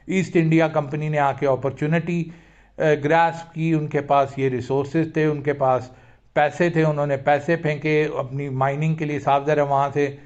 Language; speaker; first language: Urdu; native; Urdu